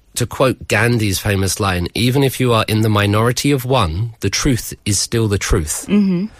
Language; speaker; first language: English; native; English